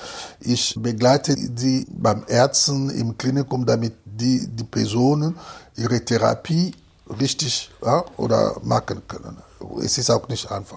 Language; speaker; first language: German; non-native, fluent; Lingala